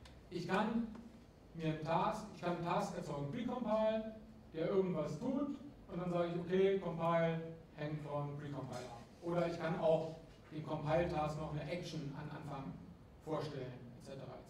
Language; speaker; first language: German; native; German